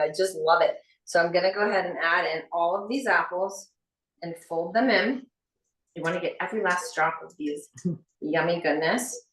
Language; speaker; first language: English; native; English